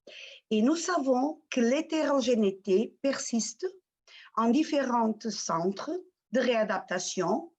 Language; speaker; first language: French; non-native, fluent; Portuguese